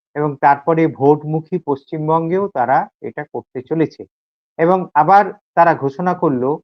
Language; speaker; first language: Bangla; native; Bangla